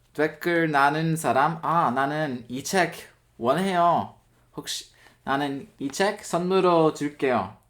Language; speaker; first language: Korean; non-native, learner; English